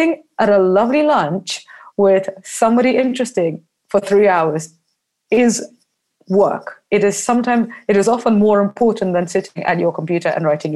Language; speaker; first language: English; early bilingual, other home language; Russian